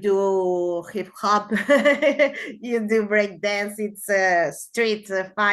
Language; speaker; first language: English; non-native, learner; Spanish